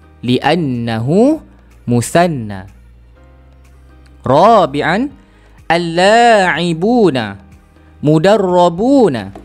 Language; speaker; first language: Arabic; non-native, fluent; Malay